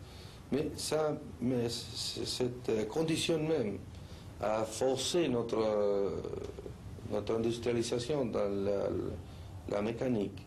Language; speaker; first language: French; non-native, fluent; Spanish